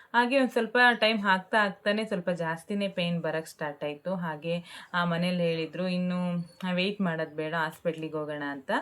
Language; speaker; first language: Kannada; native; Kannada